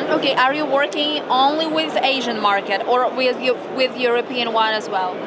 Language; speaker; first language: English; non-native, learner; Ukrainian